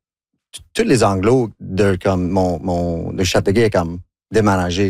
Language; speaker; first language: French; non-native, local second language; English